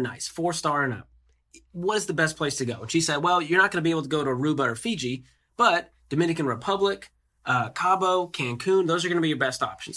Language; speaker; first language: English; native; English